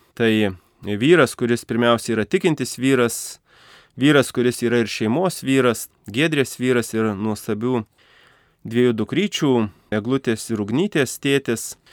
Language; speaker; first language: Lithuanian; native; Lithuanian